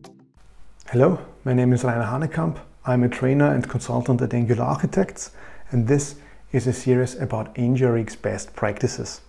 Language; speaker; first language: English; non-native, fluent; German